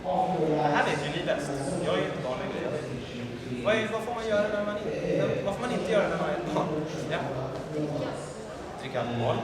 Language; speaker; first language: Swedish; native; Swedish